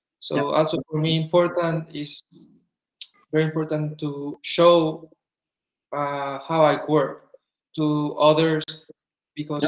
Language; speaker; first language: English; non-native, fluent; Spanish